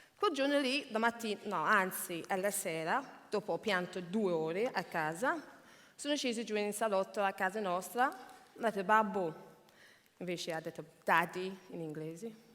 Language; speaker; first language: Italian; non-native, fluent; English